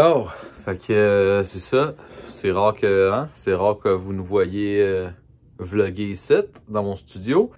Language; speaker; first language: French; native; French